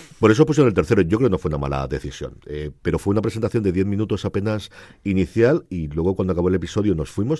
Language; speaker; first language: Spanish; native; Spanish